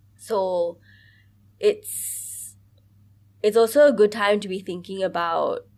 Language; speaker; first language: English; early bilingual, other home language; Hindi